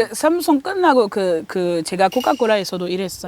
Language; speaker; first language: Korean; non-native, fluent; French